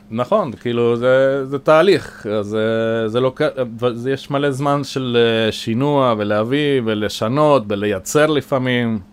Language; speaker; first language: Hebrew; non-native, fluent; Spanish